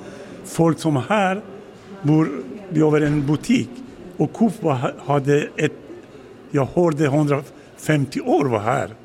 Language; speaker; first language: Swedish; non-native, learner; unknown